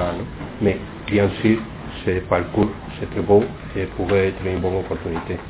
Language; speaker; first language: French; non-native, fluent; Spanish